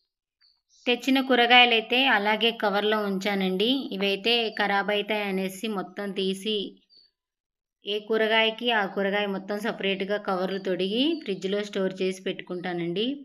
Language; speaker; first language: Telugu; native; Telugu